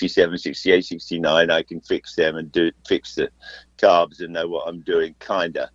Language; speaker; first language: English; native; English